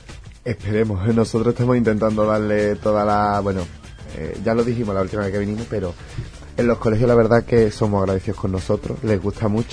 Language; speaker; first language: Spanish; native; Spanish